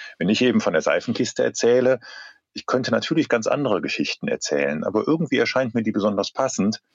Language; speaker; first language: German; native; German